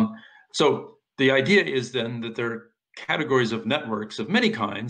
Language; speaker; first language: English; native; English